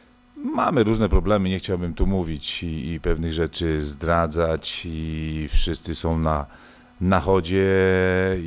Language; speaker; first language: Polish; native; Polish